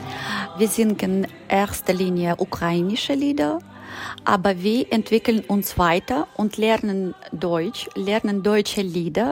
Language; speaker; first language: German; non-native, learner; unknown